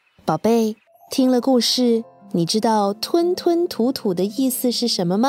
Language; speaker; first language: Chinese; native; Chinese